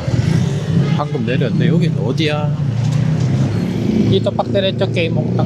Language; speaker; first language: Korean; native; Korean